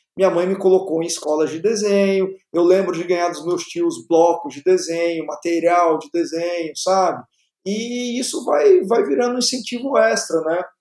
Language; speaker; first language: Portuguese; native; Portuguese